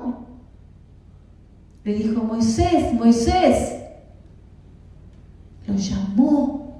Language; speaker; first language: Spanish; native; Spanish